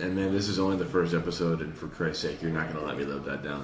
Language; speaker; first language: English; native; English